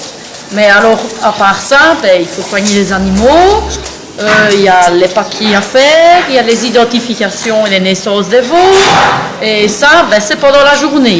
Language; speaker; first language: French; native; French